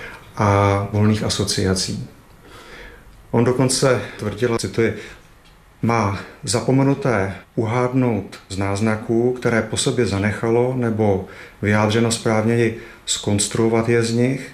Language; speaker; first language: Czech; native; Czech